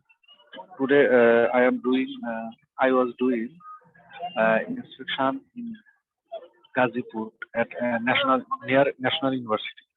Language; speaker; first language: English; non-native, learner; Bangla